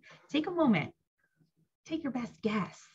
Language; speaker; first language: English; native; English